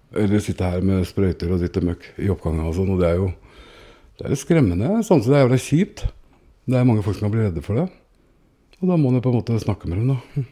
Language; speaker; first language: Norwegian; native; Norwegian